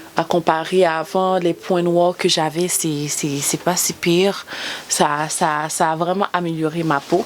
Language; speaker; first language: French; native; French